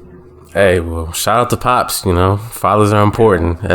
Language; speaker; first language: English; native; English